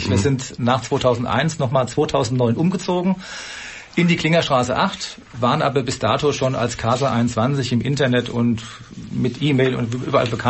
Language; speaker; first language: German; native; German